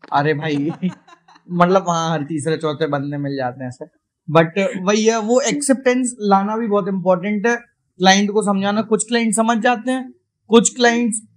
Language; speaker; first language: Hindi; native; Hindi